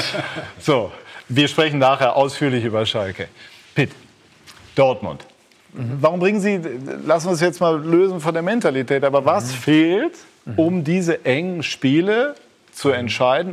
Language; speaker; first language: German; native; German